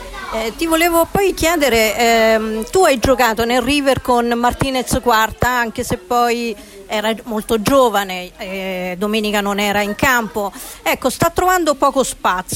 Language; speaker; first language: Italian; native; Italian